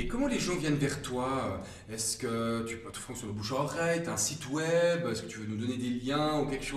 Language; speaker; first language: French; native; French